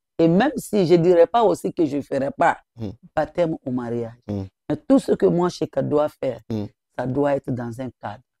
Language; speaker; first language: French; non-native, local second language; Mandingo